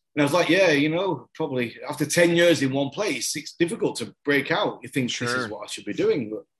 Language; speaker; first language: English; native; English